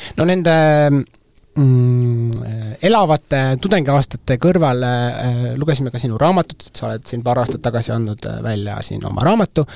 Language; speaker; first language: Estonian; native; Estonian